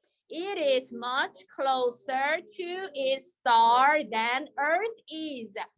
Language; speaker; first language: English; non-native, fluent; Korean